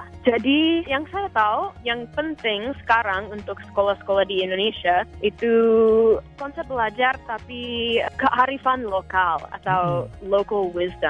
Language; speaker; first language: Indonesian; non-native, fluent; English